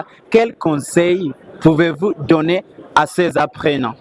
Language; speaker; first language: French; non-native, fluent; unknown